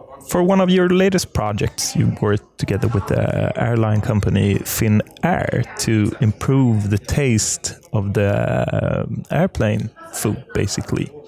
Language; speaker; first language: English; non-native, fluent; Swedish